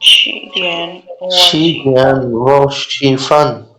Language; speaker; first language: Chinese; non-native, learner; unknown